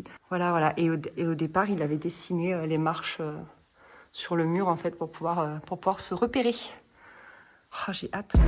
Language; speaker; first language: French; native; French